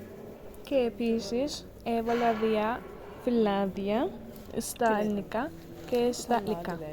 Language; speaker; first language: Greek; non-native, learner; Turkish